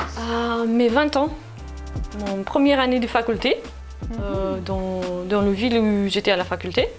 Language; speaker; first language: French; non-native, fluent; Romanian